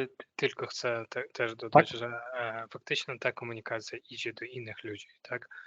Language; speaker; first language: Polish; non-native, fluent; Ukrainian